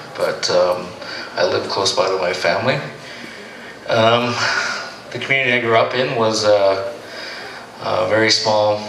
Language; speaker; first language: English; native; English